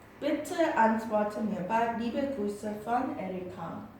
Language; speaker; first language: German; non-native, fluent; Korean